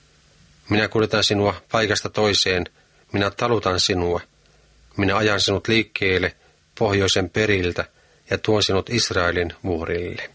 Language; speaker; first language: Finnish; native; Finnish